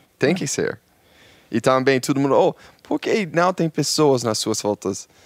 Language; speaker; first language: Portuguese; non-native, fluent; English